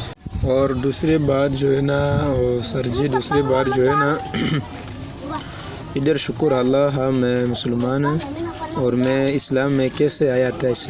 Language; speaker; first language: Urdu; non-native, learner; Swahili